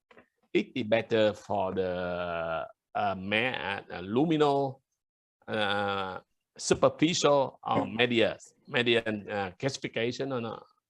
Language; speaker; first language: English; non-native, learner; Vietnamese